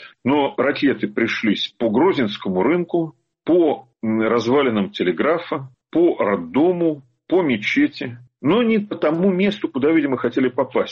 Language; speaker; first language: Russian; native; Russian